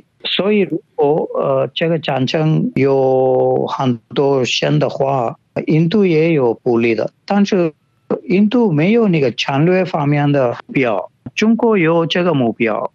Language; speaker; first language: Chinese; non-native, fluent; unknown